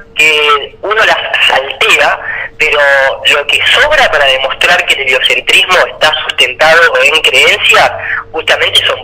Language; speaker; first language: Spanish; native; Spanish